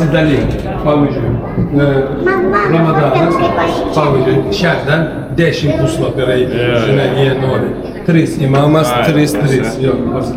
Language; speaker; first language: Lithuanian; non-native, learner; Turkish